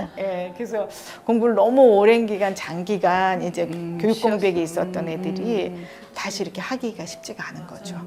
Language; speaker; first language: Korean; native; Korean